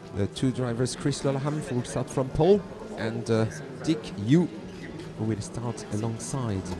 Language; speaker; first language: English; non-native, fluent; French